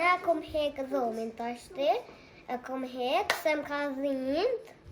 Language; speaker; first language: Albanian; native; Albanian